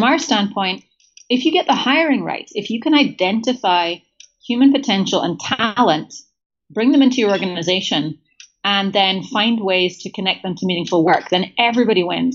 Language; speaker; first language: English; native; English